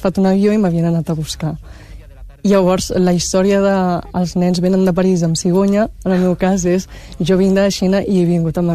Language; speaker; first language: Catalan; early bilingual, other home language; Chinese